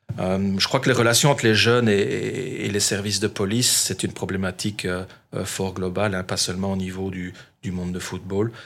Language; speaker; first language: French; native; French